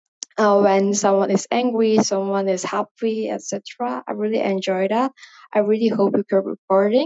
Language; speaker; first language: English; non-native, fluent; Indonesian